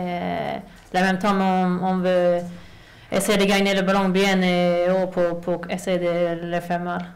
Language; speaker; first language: French; non-native, fluent; Swedish